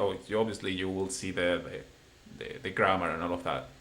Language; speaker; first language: English; non-native, fluent; Spanish